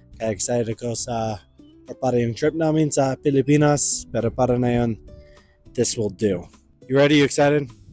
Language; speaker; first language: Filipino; non-native, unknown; English